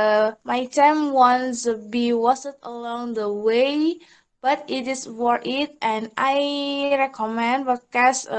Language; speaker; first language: English; non-native, learner; Indonesian